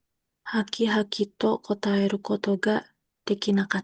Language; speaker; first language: Japanese; non-native, learner; Indonesian